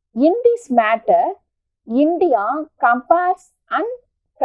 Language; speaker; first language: English; non-native, local second language; Tamil